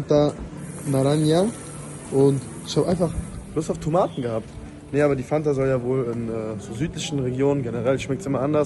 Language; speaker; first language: German; native; German